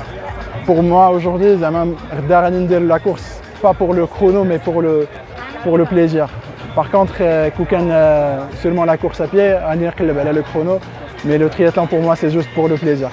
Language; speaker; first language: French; non-native, local second language; Arabic